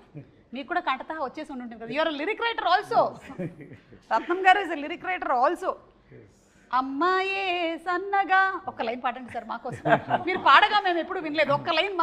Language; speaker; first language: Telugu; native; Telugu